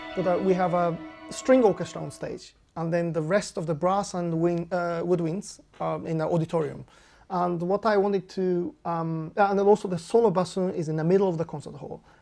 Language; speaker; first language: English; non-native, fluent; Japanese